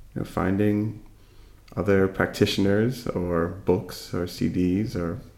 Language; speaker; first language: English; native; English